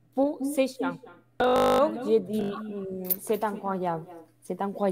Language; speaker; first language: French; non-native, fluent; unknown